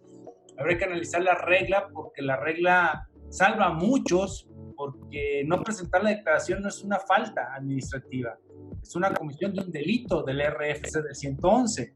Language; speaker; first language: Spanish; native; Spanish